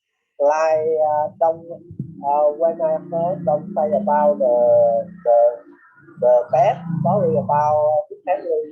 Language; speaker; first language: English; non-native, learner; Vietnamese